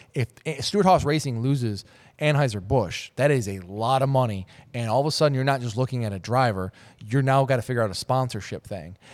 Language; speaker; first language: English; native; English